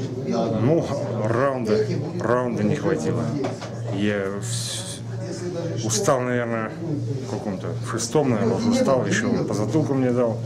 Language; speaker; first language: Russian; native; Russian